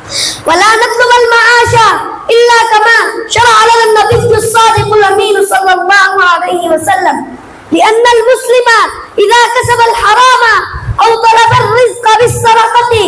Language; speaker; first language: Arabic; non-native, fluent; Urdu